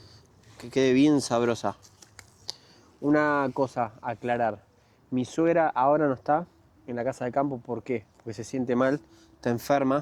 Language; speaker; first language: Spanish; native; Spanish